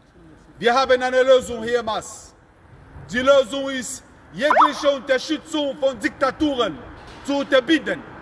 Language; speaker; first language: German; non-native, fluent; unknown